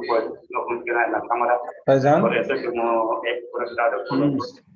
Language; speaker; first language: Spanish; non-native, fluent; Hindi